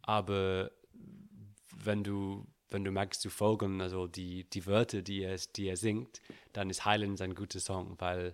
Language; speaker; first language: German; non-native, learner; English